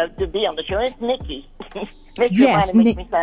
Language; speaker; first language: English; native; English